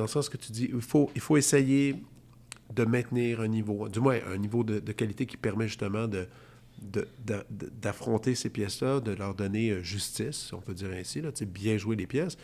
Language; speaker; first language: French; native; French